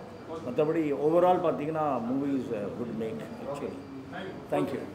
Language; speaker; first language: Tamil; native; Tamil